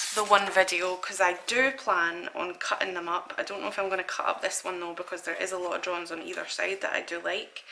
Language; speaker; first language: English; native; English